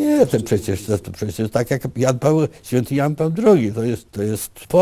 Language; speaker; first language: Polish; early bilingual, other home language; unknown